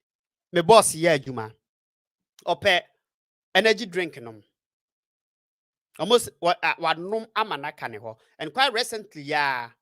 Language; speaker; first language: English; non-native, local second language; Akan